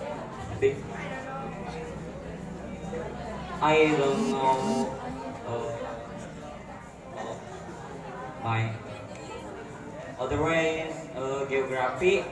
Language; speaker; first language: English; non-native, learner; Indonesian